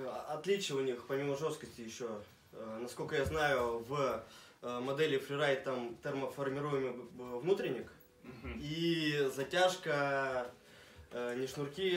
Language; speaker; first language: Russian; native; Russian